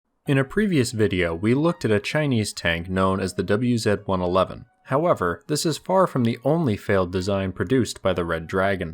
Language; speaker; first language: English; native; English